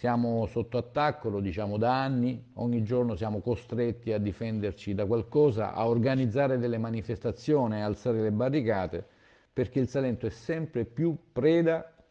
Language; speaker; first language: Italian; native; Italian